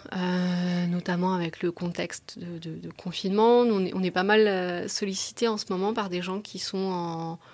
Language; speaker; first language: French; native; French